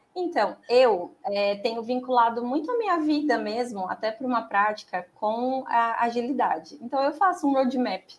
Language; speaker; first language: Portuguese; native; Portuguese